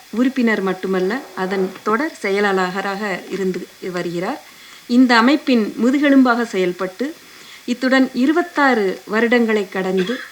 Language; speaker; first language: Tamil; non-native, local second language; Telugu